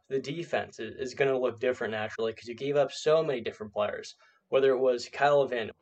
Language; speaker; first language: English; native; English